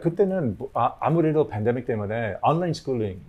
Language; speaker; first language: Korean; non-native, learner; English